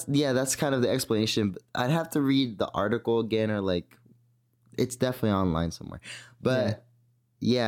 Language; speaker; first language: English; native; English